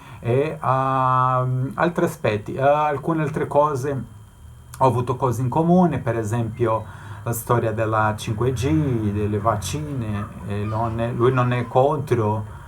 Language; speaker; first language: Italian; non-native, fluent; Spanish